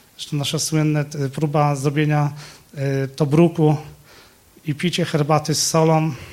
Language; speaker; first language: Polish; native; Polish